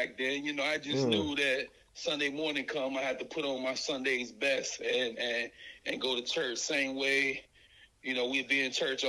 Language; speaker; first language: English; native; English